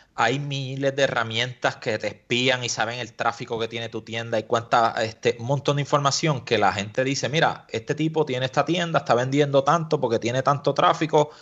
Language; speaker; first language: Spanish; native; Spanish